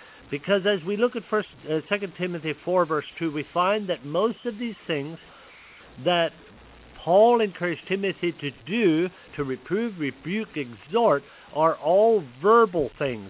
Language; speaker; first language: English; early bilingual, other home language; Pennsylvania German